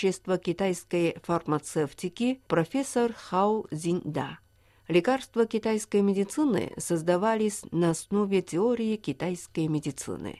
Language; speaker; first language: Russian; non-native, fluent; Chinese